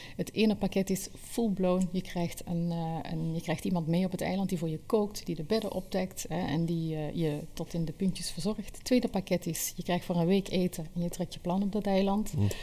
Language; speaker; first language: Dutch; native; Dutch